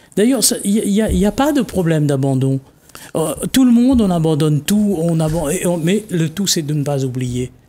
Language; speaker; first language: French; non-native, local second language; Réunion Creole French